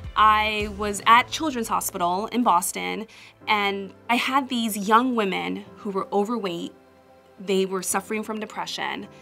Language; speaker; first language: English; native; English